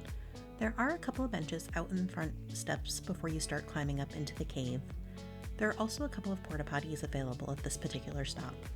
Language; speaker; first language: English; native; English